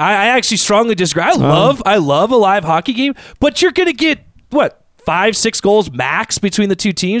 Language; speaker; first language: English; native; English